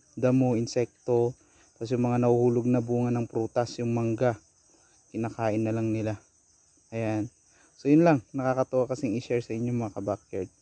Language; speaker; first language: Filipino; non-native, local second language; Iloko